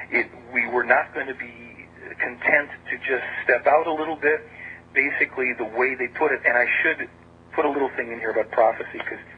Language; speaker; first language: English; native; English